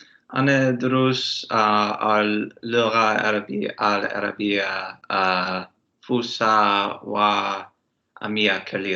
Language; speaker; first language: Arabic; non-native, learner; English